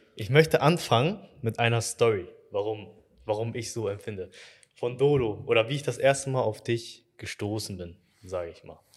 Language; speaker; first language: German; early bilingual, other home language; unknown